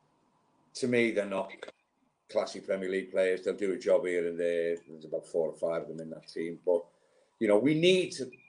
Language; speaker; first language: English; native; English